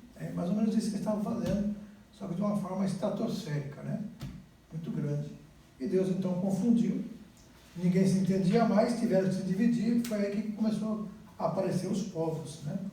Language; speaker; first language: Portuguese; native; Portuguese